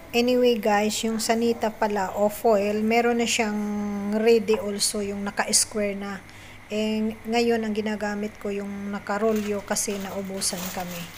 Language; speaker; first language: Filipino; non-native, local second language; Cebuano